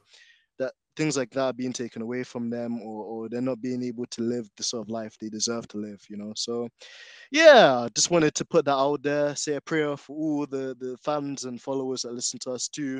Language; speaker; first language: English; native; English